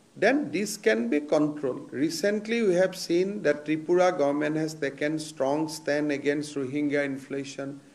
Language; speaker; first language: English; non-native, local second language; Assamese